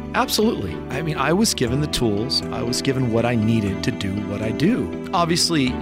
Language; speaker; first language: English; native; English